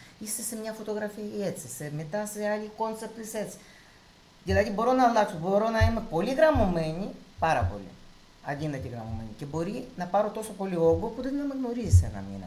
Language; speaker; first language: Greek; non-native, fluent; Russian